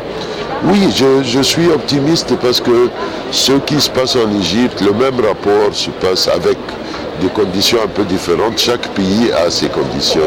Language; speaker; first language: French; non-native, fluent; Arabic